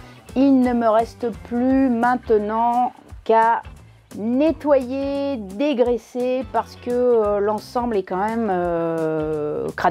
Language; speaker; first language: French; native; French